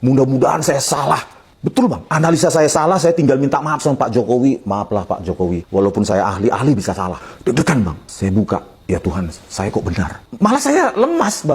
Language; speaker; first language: Indonesian; native; Indonesian